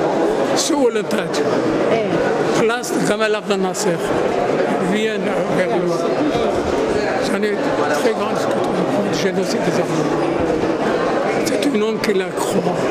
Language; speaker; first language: French; non-native, learner; Armenian